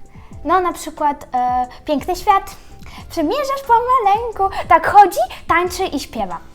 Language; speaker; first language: Polish; early bilingual, other home language; Ukrainian